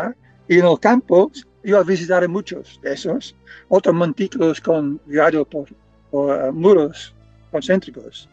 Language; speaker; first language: Spanish; non-native, fluent; English